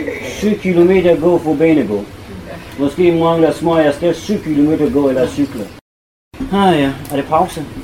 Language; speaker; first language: Danish; non-native, learner; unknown